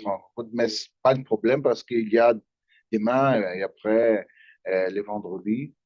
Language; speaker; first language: French; non-native, learner; Portuguese